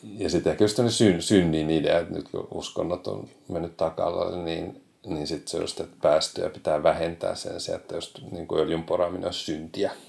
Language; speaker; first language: Finnish; native; Finnish